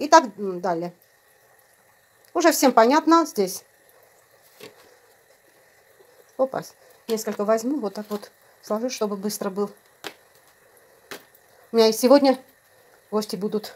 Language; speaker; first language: Russian; non-native, fluent; Armenian